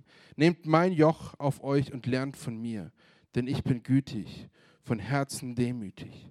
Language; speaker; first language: German; native; German